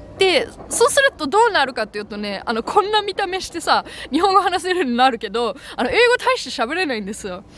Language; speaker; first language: Japanese; non-native, fluent; German